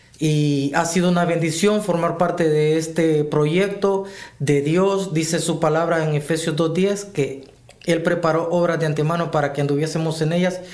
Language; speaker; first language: Spanish; native; Spanish